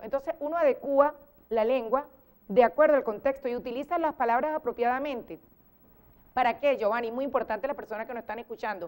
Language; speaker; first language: Spanish; native; Spanish